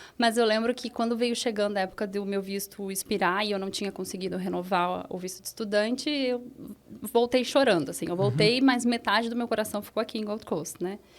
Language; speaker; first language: Portuguese; native; Portuguese